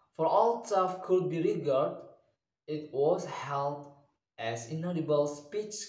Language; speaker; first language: English; non-native, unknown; Indonesian